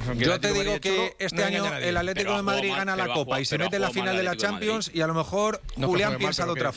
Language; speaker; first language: Spanish; native; Spanish